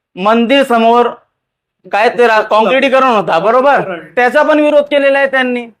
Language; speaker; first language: Marathi; non-native, local second language; Urdu